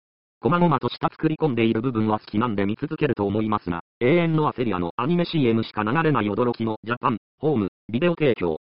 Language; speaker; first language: Japanese; native; Japanese